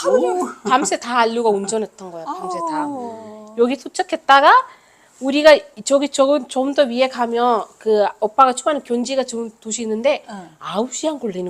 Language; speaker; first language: Korean; non-native, learner; Malayalam